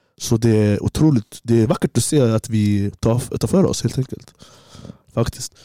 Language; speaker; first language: Swedish; early bilingual, other home language; Somali